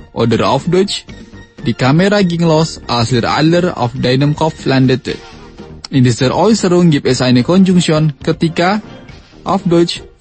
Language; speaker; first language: German; non-native, fluent; Indonesian